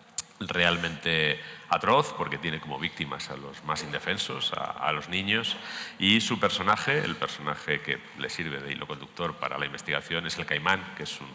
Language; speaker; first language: Spanish; native; Spanish